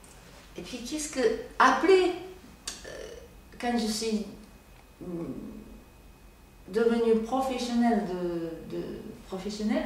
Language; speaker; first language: French; non-native, learner; Japanese